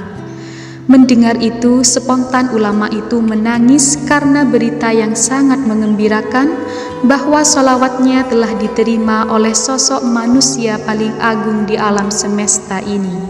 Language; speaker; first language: Indonesian; native; Indonesian